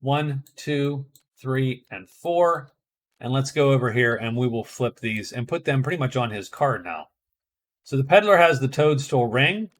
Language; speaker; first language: English; native; English